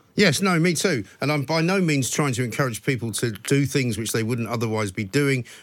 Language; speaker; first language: English; native; English